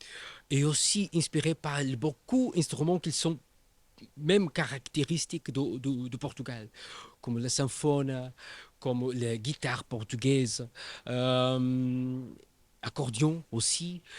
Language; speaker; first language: French; non-native, learner; Portuguese